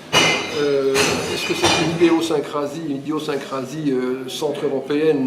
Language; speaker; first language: French; early bilingual, other home language; Hungarian